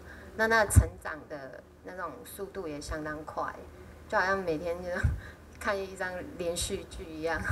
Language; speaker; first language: Chinese; native; Chinese